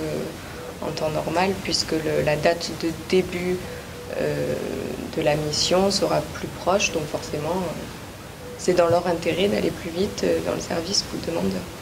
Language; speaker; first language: French; native; French